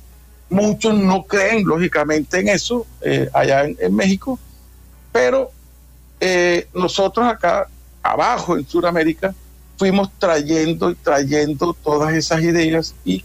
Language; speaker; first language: Spanish; native; Spanish